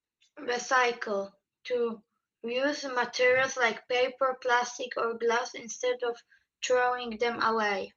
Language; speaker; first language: English; non-native, fluent; Polish